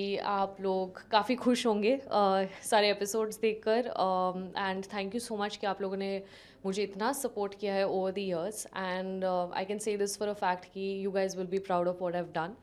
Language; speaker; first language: Hindi; native; Hindi